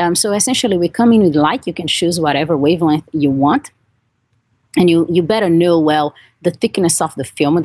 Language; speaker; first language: English; non-native, fluent; Portuguese